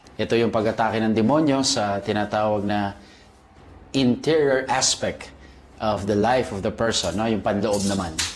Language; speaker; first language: Filipino; native; Filipino